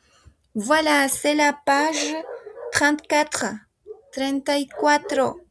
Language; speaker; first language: French; non-native, fluent; Spanish